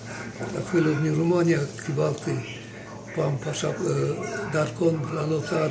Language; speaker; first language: Hebrew; non-native, fluent; Romanian